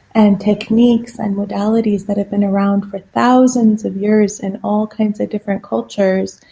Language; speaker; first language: English; non-native, fluent; Persian